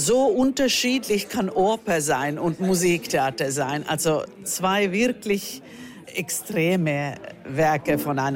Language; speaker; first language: German; non-native, fluent; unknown